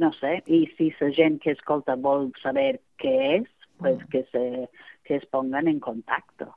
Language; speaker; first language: Catalan; non-native, fluent; English